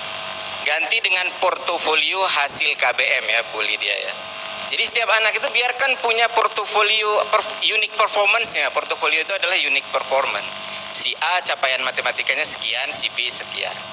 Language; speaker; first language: Indonesian; native; Indonesian